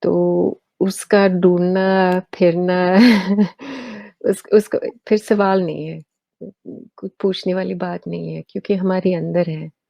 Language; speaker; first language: Hindi; early bilingual, heritage; Hindi